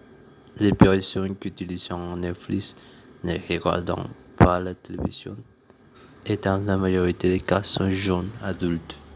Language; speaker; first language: French; non-native, learner; Spanish